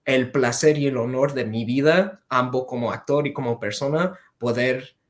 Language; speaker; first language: Spanish; early bilingual, heritage; Spanish